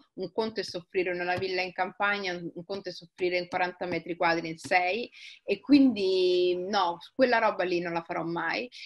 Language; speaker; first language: Italian; early bilingual, other home language; Somali